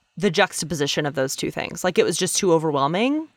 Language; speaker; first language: English; native; English